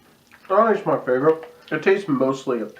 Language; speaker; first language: English; native; English